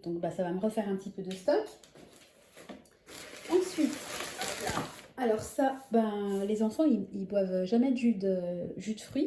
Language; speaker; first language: French; native; French